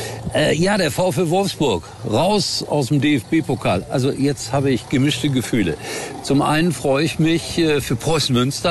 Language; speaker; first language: German; native; German